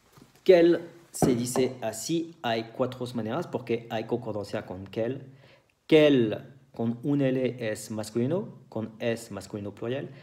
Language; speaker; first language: Spanish; non-native, fluent; French